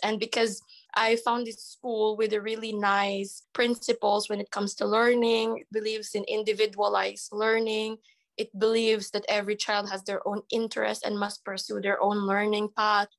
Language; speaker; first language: English; non-native, local second language; Iloko